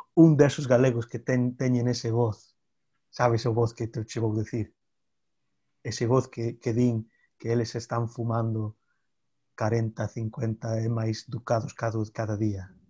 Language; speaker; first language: Galician; native; Galician